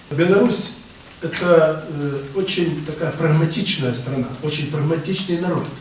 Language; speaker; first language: Russian; non-native, local second language; Ukrainian